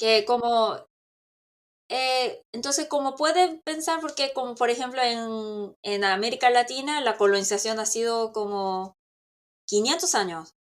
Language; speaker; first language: Spanish; non-native, local second language; Korean